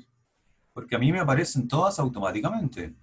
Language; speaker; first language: Spanish; native; Spanish